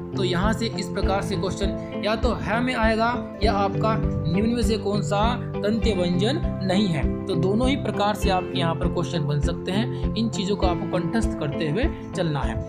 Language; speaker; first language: Hindi; native; Hindi